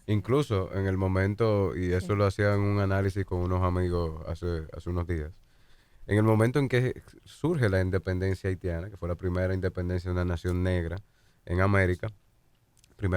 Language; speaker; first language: Spanish; native; Spanish